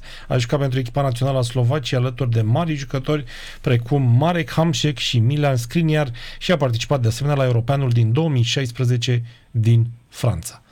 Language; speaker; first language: Romanian; native; Romanian